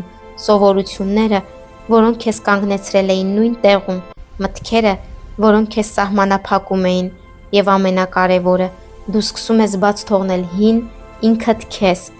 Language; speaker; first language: Armenian; native; Armenian